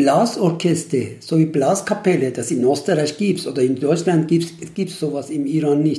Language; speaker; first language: German; non-native, fluent; Persian